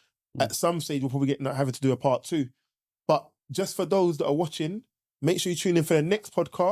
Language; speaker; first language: English; native; English